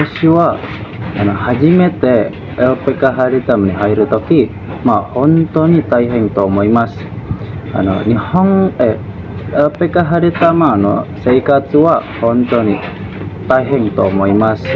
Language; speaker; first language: Japanese; non-native, learner; Indonesian